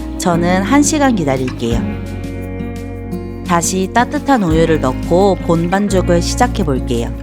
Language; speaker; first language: Korean; native; Korean